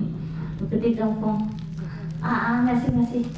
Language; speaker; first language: French; non-native, learner; Vietnamese